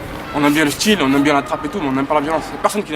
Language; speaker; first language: French; native; French